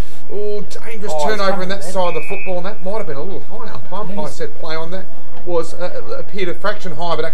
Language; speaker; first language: English; native; English